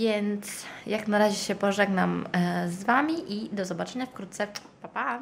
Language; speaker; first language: Polish; early bilingual, heritage; Italian